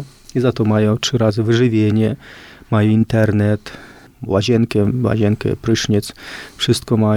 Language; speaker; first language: Polish; non-native, fluent; Ukrainian